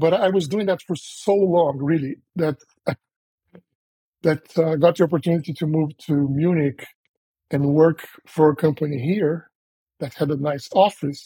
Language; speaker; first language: English; non-native, fluent; Portuguese